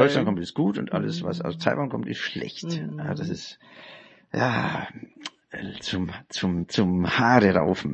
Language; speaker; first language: German; native; German